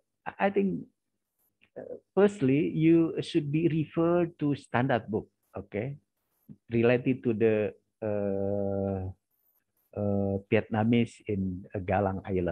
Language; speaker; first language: English; non-native, learner; Indonesian